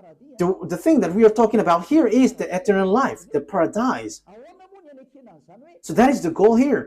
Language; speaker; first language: English; non-native, fluent; Malagasy